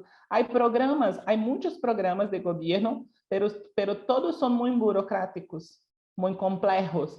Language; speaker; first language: Spanish; non-native, local second language; Portuguese